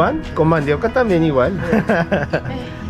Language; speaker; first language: Spanish; non-native, fluent; Korean